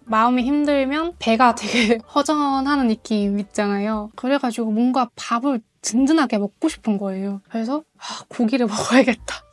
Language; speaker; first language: Korean; non-native, fluent; Mongolian